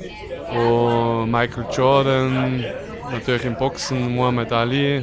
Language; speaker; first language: German; native; German